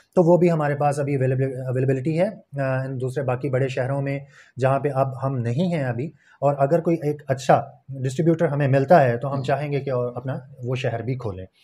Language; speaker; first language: Urdu; non-native, local second language; Punjabi